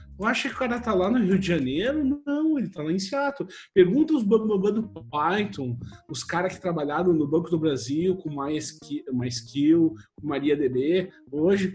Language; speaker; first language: Portuguese; native; Portuguese